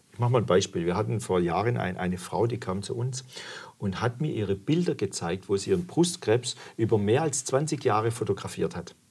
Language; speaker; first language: German; native; German